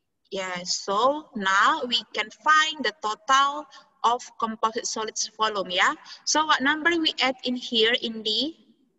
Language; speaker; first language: English; non-native, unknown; Indonesian